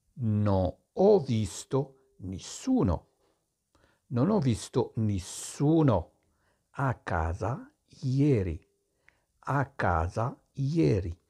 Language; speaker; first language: Italian; non-native, fluent; Arabic